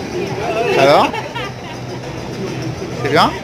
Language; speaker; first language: French; native; French